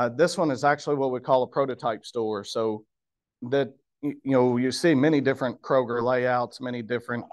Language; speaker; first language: English; native; English